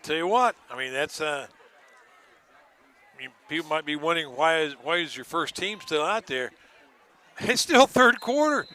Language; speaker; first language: English; native; English